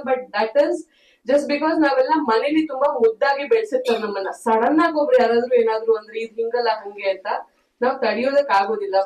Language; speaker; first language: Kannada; native; Kannada